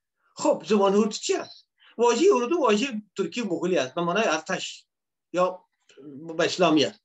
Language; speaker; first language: Persian; native; Persian